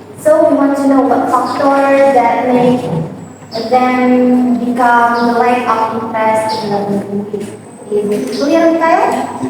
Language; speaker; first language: English; non-native, learner; Indonesian